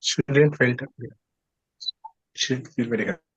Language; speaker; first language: English; non-native, learner; Telugu